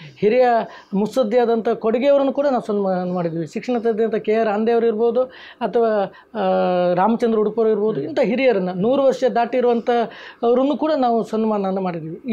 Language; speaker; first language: Kannada; native; Kannada